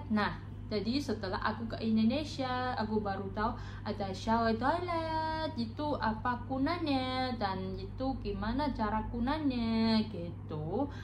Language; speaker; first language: Indonesian; non-native, learner; Chinese